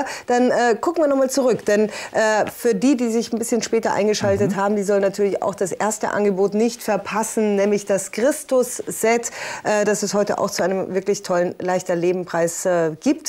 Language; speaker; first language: German; native; German